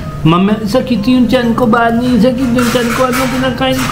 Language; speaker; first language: Filipino; non-native, learner; Hindi